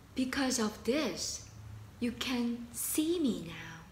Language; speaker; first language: English; non-native, fluent; Korean